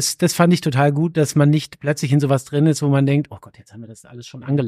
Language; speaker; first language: German; native; German